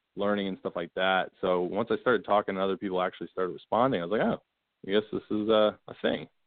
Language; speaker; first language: English; native; English